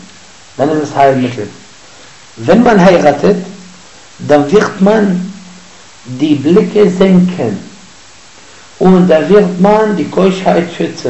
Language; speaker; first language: German; non-native, fluent; Arabic